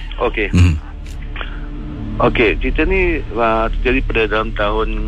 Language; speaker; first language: Malay; native; Malay